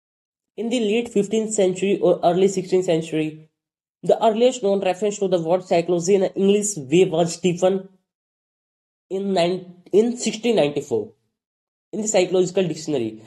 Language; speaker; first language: English; non-native, local second language; Hindi